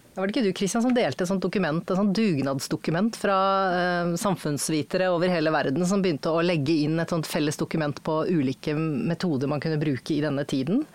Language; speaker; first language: Norwegian; native; Norwegian